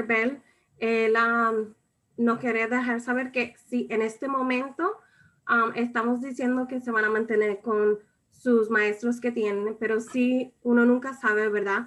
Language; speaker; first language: Spanish; early bilingual, other home language; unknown